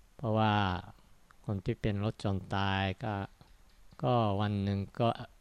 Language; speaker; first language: Thai; non-native, fluent; Japanese